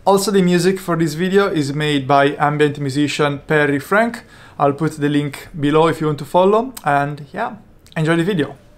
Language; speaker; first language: English; non-native, fluent; Italian